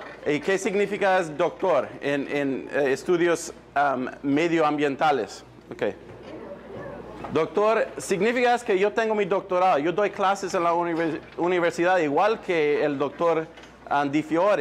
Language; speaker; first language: Spanish; non-native, fluent; English